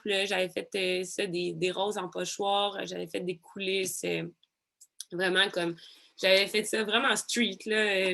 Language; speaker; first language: French; native; French